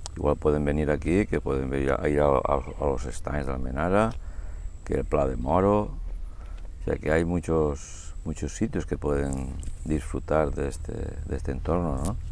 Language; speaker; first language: Spanish; non-native, local second language; Catalan